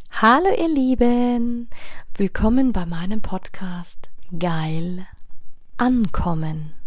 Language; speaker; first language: German; native; German